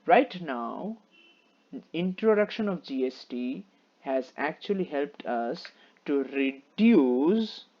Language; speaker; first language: English; non-native, local second language; Bangla